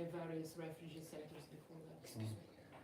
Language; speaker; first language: English; non-native, fluent; Russian